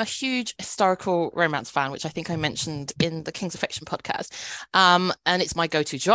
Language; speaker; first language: English; non-native, local second language; Cantonese